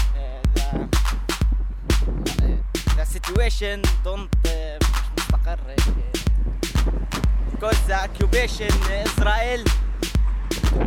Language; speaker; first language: English; non-native, fluent; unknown